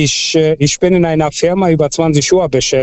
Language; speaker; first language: German; non-native, fluent; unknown